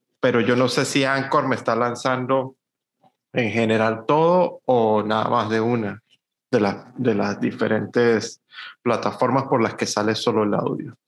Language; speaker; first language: Spanish; native; Spanish